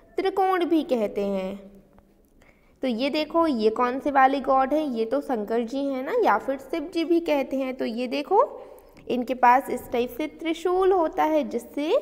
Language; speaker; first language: Hindi; native; Hindi